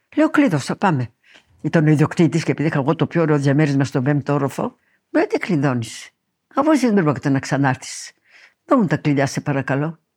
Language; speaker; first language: Greek; early bilingual, heritage; Greek